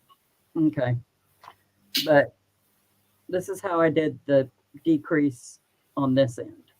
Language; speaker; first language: English; native; English